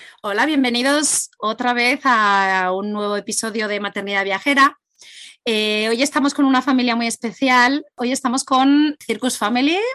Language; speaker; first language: Spanish; native; Spanish